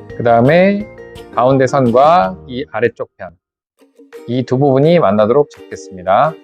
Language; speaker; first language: Korean; native; Korean